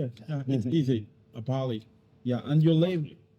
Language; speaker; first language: English; non-native, learner; French